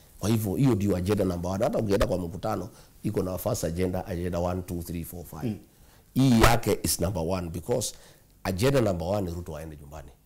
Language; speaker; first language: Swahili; non-native, local second language; Kikuyu